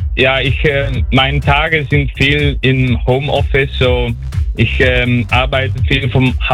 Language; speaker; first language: German; non-native, learner; Dutch